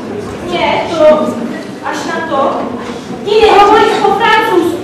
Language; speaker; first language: Slovak; non-native, learner; Czech